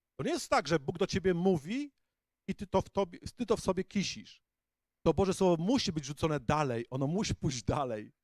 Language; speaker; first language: Polish; native; Polish